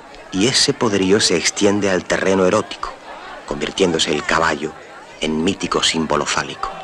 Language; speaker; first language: Spanish; native; Spanish